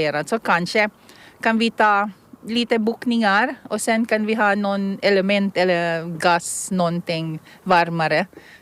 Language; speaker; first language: Swedish; non-native, fluent; Filipino